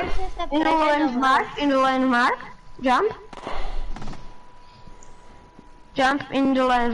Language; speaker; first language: English; non-native, learner; Slovak